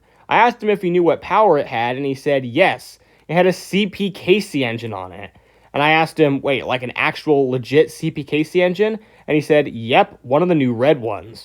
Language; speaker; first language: English; native; English